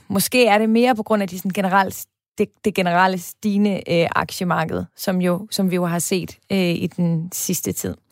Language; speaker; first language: Danish; native; Danish